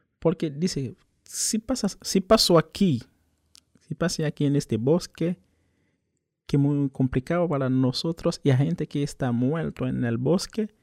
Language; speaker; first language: Spanish; non-native, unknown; Haitian Creole